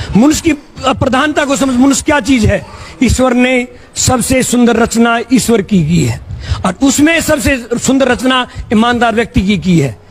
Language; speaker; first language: Hindi; native; Hindi